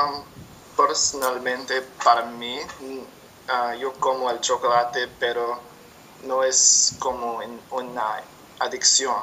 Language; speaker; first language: Spanish; non-native, learner; English